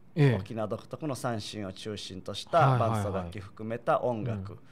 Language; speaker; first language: Japanese; native; Japanese